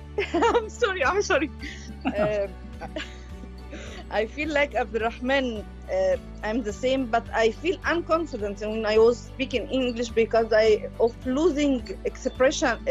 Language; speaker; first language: English; non-native, learner; Arabic